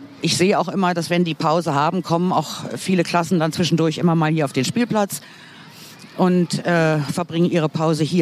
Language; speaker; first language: German; native; German